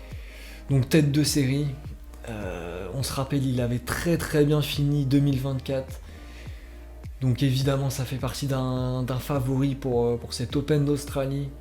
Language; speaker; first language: French; native; French